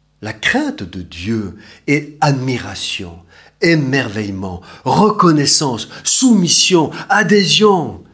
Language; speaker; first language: French; native; French